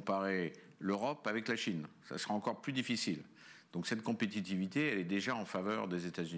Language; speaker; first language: French; native; French